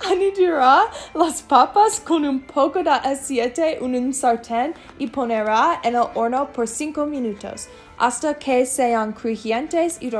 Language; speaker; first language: Spanish; non-native, learner; English